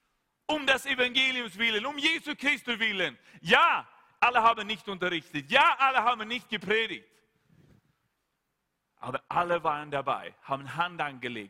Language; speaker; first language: German; non-native, fluent; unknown